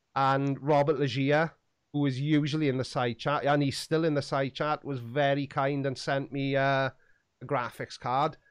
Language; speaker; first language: English; native; English